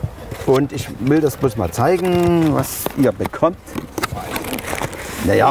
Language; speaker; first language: German; native; German